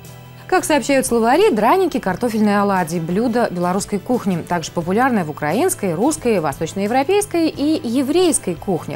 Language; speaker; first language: Russian; native; Russian